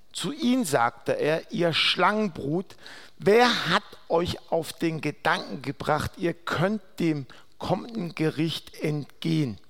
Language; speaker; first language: German; non-native, fluent; Aramaic